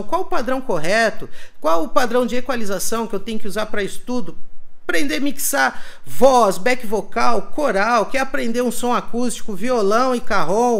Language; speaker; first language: Portuguese; native; Portuguese